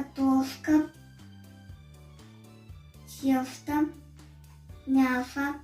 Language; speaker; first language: Russian; non-native, local second language; Kazakh